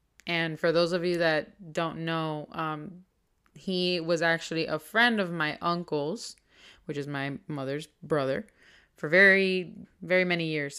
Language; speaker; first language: English; early bilingual, other home language; Spanish